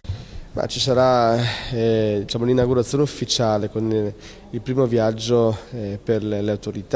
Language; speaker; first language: Italian; native; Italian